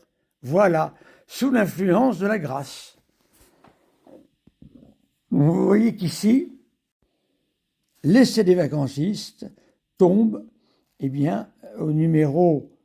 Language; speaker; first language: French; native; French